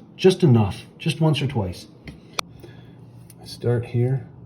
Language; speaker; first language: English; native; English